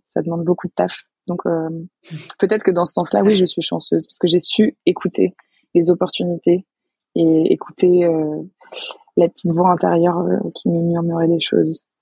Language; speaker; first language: French; native; French